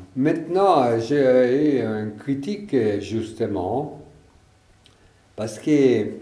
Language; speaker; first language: French; non-native, learner; Italian